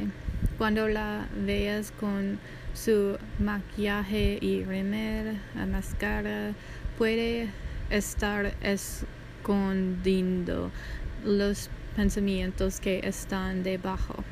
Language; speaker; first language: Spanish; non-native, learner; English